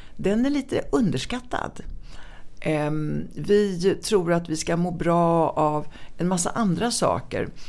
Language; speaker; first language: Swedish; early bilingual, other home language; Italian